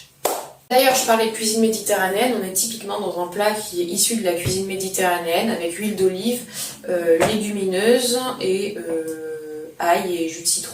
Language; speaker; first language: French; native; French